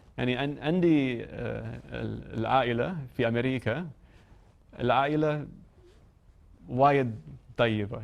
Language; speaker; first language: Arabic; non-native, learner; English